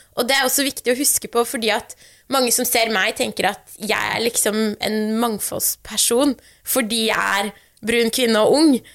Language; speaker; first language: Norwegian; early bilingual, other home language; Persian